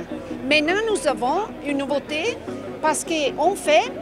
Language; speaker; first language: French; non-native, fluent; Italian